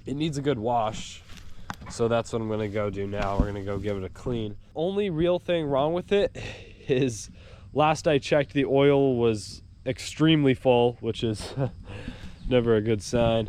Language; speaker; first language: English; native; English